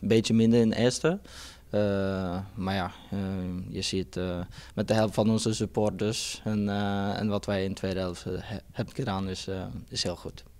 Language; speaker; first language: Dutch; non-native, fluent; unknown